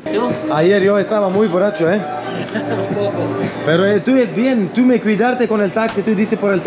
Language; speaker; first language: Spanish; non-native, learner; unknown